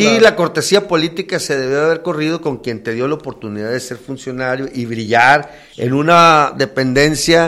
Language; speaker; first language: Spanish; native; Spanish